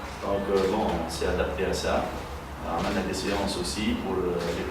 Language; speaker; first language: French; non-native, local second language; Arabic